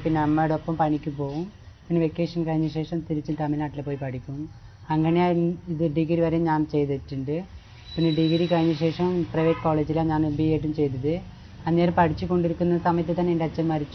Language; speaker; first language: Malayalam; non-native, learner; Tamil